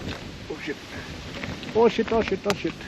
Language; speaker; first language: English; non-native, fluent; Danish